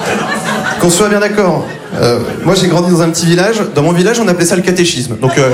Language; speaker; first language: French; native; French